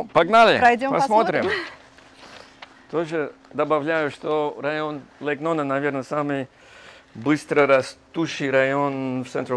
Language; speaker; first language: Russian; non-native, fluent; English